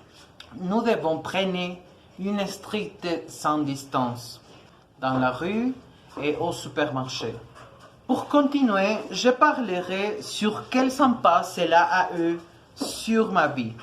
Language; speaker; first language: French; non-native, learner; Spanish